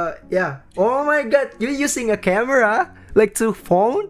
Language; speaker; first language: English; non-native, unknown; Indonesian